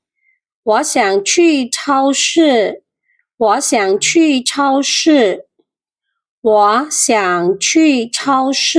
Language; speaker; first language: Chinese; non-native, fluent; Khmer